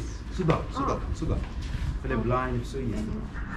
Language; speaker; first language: Russian; non-native, learner; Arabic